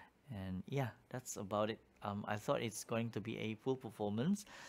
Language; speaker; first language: English; non-native, local second language; Malay